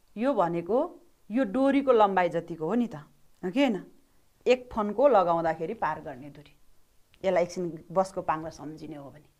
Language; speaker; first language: Nepali; native; Nepali